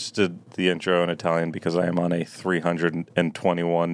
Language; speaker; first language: English; native; English